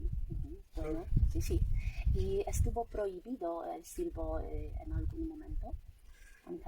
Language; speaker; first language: Spanish; non-native, fluent; Polish